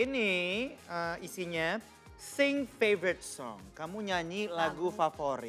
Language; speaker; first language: Indonesian; native; Indonesian